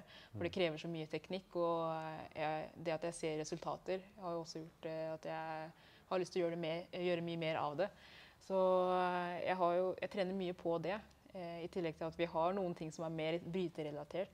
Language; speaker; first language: Norwegian; early bilingual, other home language; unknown